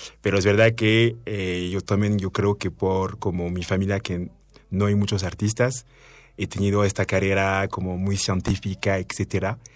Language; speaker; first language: Spanish; non-native, fluent; French